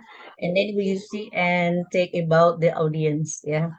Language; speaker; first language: English; non-native, learner; Indonesian